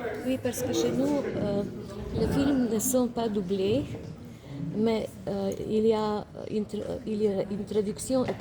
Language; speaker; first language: French; non-native, fluent; Slovenian